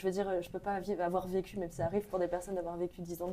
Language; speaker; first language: French; native; French